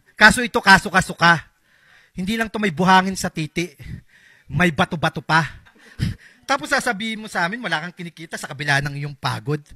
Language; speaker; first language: Filipino; native; Filipino